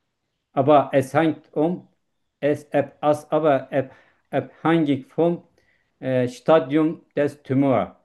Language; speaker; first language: German; non-native, learner; Turkish